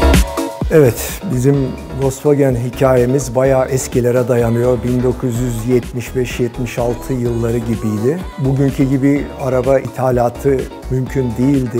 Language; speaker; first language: Turkish; native; Turkish